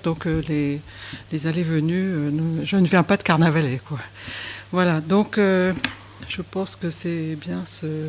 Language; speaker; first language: French; native; French